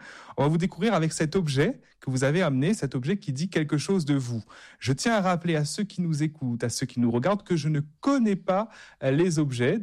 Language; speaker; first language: French; native; French